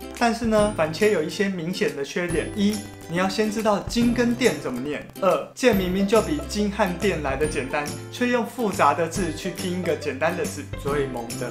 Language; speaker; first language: Chinese; native; Chinese